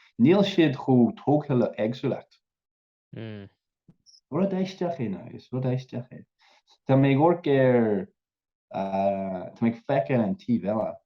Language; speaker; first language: Irish; non-native, local second language; English